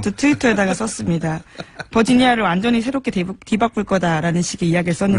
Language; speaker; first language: Korean; native; Korean